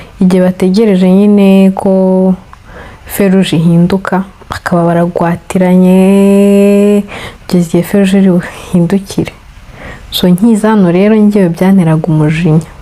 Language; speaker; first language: Kinyarwanda; native; Kinyarwanda